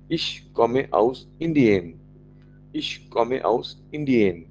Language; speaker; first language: German; non-native, fluent; Marathi